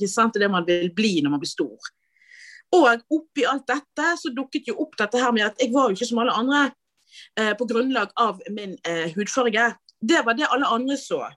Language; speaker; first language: Norwegian; native; Norwegian